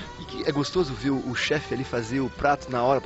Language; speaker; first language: Portuguese; native; Portuguese